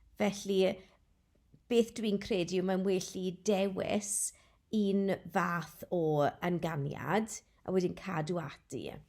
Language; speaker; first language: Welsh; non-native, local second language; English